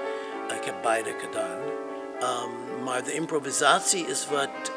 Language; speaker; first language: Dutch; non-native, fluent; English